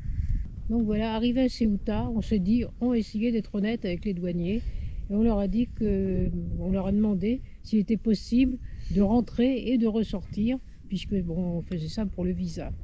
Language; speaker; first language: French; native; French